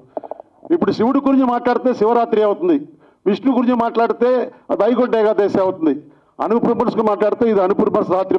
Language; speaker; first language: Telugu; native; Telugu